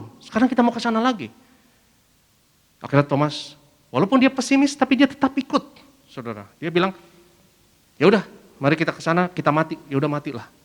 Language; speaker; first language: Indonesian; native; Indonesian